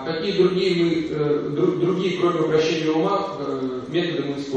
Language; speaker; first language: Russian; native; Russian